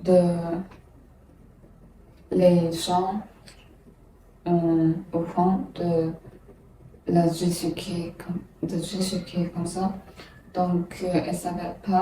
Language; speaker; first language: French; non-native, learner; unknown